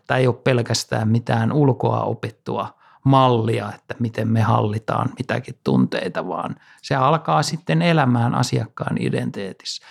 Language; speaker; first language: Finnish; native; Finnish